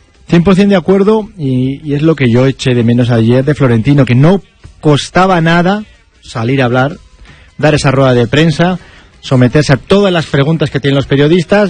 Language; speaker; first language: Spanish; native; Spanish